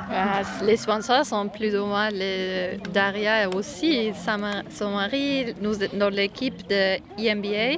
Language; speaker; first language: French; non-native, learner; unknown